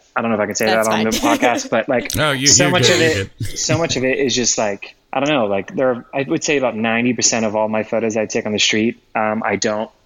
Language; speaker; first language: English; native; English